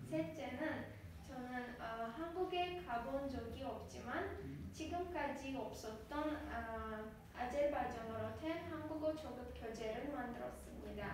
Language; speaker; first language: Korean; non-native, learner; Azerbaijani